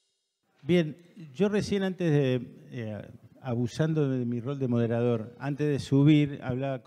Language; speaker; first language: Spanish; native; Spanish